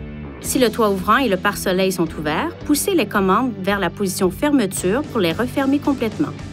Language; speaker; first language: French; native; French